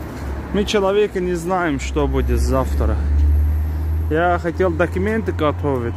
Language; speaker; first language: Russian; non-native, learner; Azerbaijani